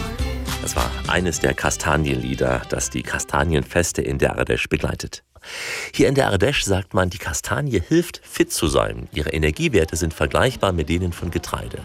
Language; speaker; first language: German; native; German